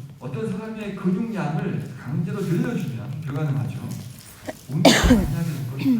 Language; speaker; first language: Korean; native; Korean